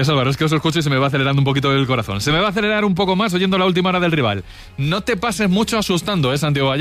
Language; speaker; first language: Spanish; native; Spanish